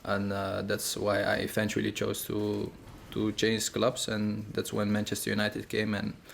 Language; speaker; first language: English; non-native, fluent; Dutch